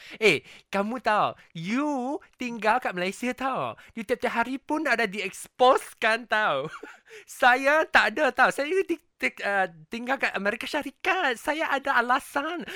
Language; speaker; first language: Malay; non-native, local second language; Chinese